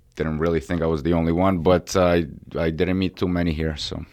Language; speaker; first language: English; early bilingual, other home language; Ukrainian